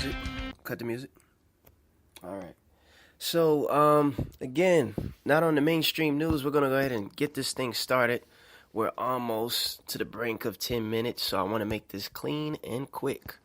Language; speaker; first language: English; native; English